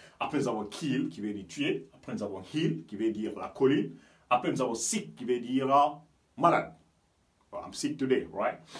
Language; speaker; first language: French; non-native, local second language; Fula